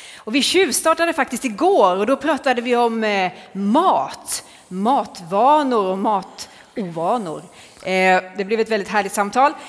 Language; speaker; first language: Swedish; native; Swedish